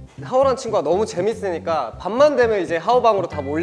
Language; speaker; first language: Korean; native; Korean